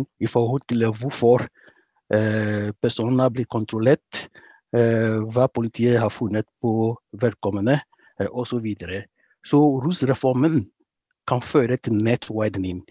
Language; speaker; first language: Norwegian; non-native, fluent; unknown